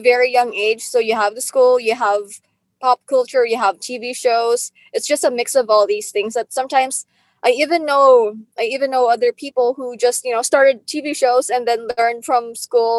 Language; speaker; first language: English; non-native, local second language; Filipino